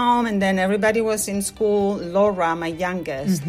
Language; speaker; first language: English; non-native, fluent; Spanish